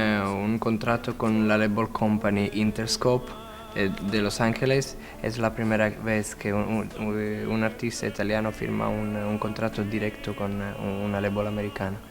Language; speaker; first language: Spanish; non-native, learner; Italian